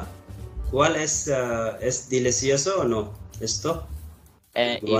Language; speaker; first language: Spanish; non-native, learner; Arabic